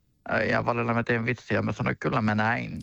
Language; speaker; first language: Finnish; non-native, learner; Turkish